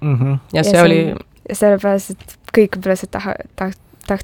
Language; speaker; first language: Estonian; non-native, local second language; Russian